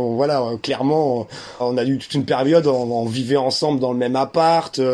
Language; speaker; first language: French; native; French